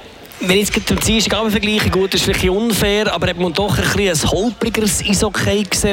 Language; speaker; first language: German; native; German